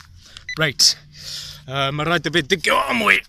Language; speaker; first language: Welsh; non-native, learner; English